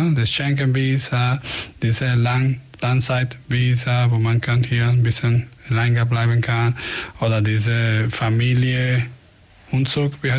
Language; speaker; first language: German; non-native, fluent; Spanish